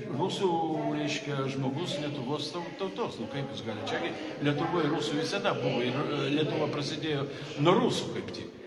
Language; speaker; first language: Lithuanian; early bilingual, other home language; Russian